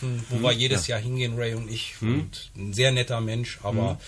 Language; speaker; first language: German; native; German